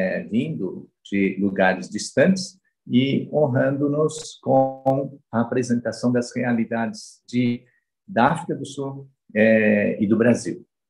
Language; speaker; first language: Portuguese; native; Portuguese